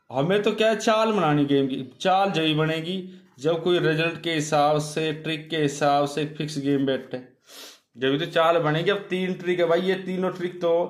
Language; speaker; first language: Hindi; native; Hindi